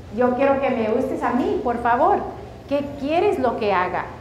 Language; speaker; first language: Spanish; early bilingual, heritage; Spanish